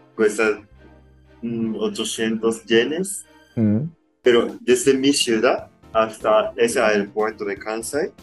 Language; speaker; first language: Spanish; non-native, fluent; Japanese